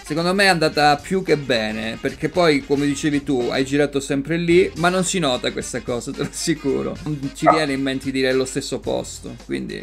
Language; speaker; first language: Italian; native; Italian